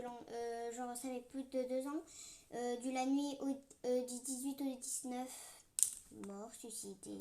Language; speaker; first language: French; native; French